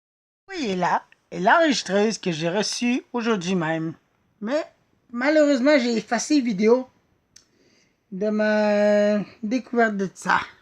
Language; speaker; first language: French; native; French